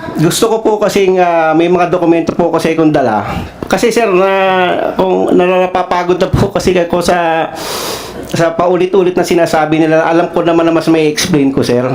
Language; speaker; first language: Filipino; non-native, local second language; Cebuano